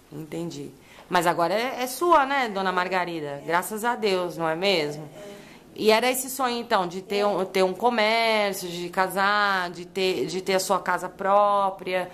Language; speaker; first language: Portuguese; native; Portuguese